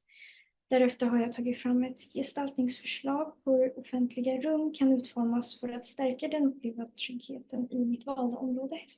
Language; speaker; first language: Swedish; native; Swedish